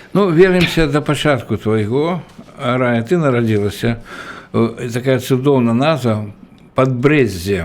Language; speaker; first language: Belarusian; native; Belarusian